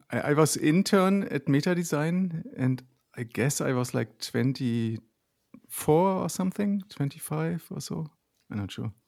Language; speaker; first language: English; non-native, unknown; German